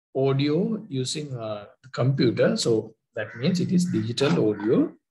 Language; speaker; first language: English; non-native, local second language; Sinhala